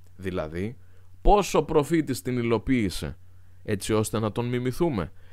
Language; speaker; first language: Greek; non-native, fluent; Arabic